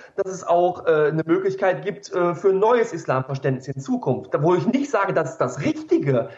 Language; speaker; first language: German; native; German